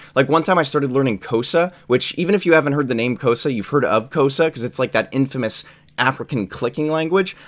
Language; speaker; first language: English; native; English